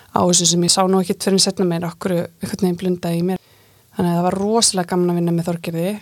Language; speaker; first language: Icelandic; native; Icelandic